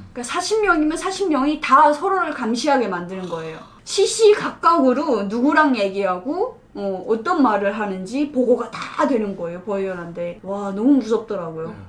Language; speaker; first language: Korean; native; Korean